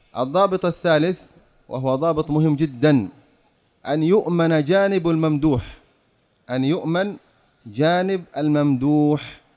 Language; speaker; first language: Arabic; native; Arabic